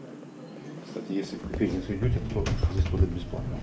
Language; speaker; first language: Russian; native; Russian